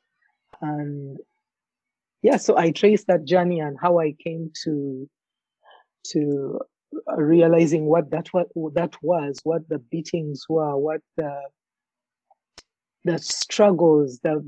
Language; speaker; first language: English; non-native, local second language; Ganda